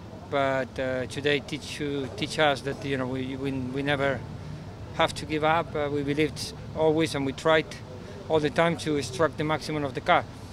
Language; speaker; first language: English; non-native, fluent; Spanish